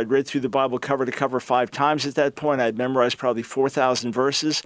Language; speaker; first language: English; native; English